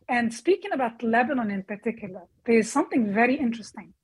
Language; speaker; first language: English; non-native, fluent; Arabic